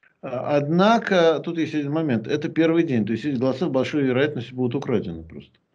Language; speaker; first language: Russian; native; Russian